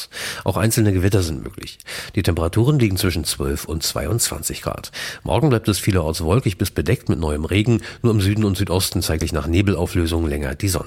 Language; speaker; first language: German; native; German